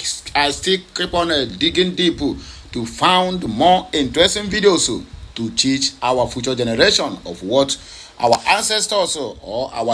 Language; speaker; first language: English; non-native, local second language; Igbo